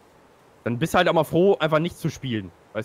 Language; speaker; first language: German; native; German